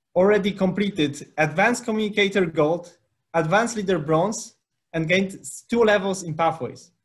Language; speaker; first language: English; non-native, fluent; Polish